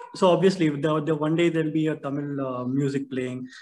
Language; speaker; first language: English; non-native, local second language; Tamil